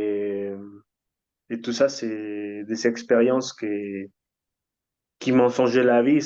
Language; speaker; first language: French; non-native, fluent; Spanish